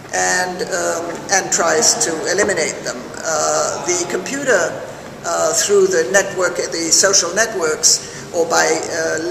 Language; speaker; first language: English; non-native, fluent; French